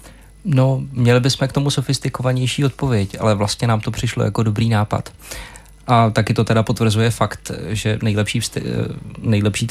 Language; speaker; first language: Czech; native; Czech